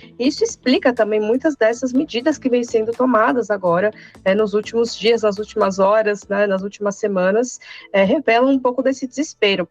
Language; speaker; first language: Portuguese; native; Portuguese